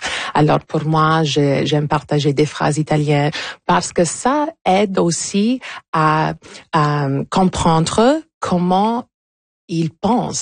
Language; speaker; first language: French; non-native, local second language; English